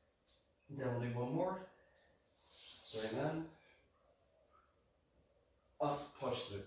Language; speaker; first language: English; native; English